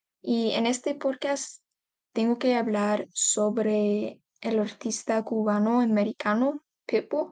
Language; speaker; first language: Spanish; non-native, learner; English